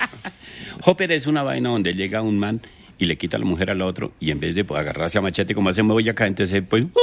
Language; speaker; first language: Spanish; native; Spanish